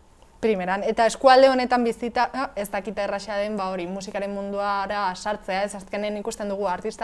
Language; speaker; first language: Basque; native; Basque